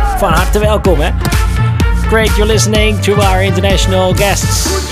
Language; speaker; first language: English; non-native, fluent; Dutch